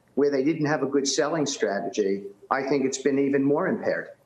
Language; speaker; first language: English; native; English